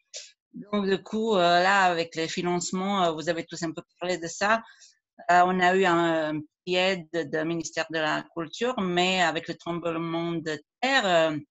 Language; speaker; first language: French; non-native, fluent; Croatian